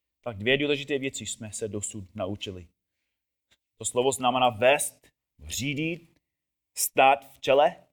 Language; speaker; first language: Czech; non-native, fluent; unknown